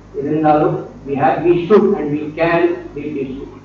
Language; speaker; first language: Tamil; non-native, learner; Kannada